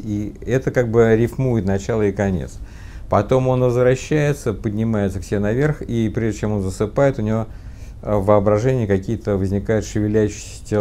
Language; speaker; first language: Russian; native; Russian